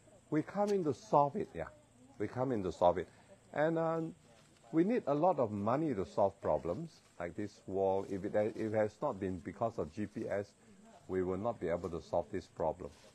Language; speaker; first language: English; non-native, local second language; Min Nan Chinese